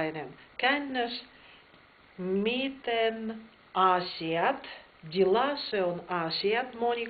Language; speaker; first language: Finnish; non-native, fluent; Russian